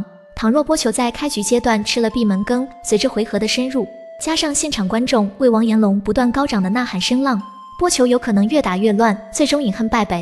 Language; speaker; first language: Chinese; native; Chinese